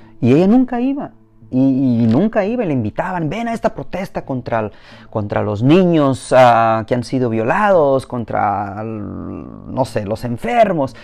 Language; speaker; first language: Spanish; native; Spanish